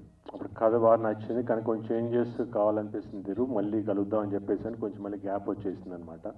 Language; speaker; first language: Telugu; native; Telugu